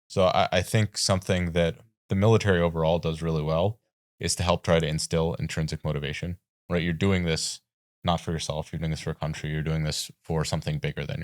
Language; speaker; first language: English; native; English